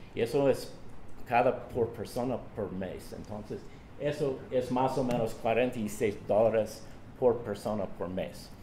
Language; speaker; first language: Spanish; non-native, fluent; English